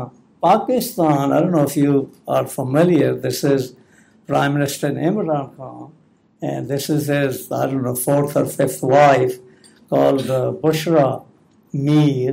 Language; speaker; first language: English; non-native, local second language; Punjabi